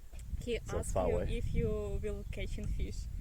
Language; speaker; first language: English; non-native, learner; Russian